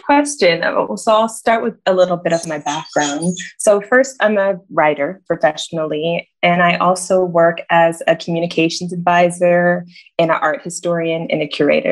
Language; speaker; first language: English; native; English